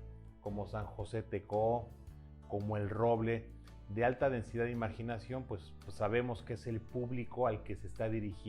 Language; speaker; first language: Spanish; native; Spanish